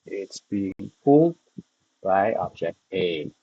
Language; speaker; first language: English; non-native, fluent; Indonesian